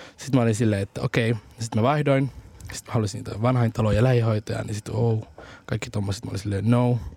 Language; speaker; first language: Finnish; early bilingual, other home language; Somali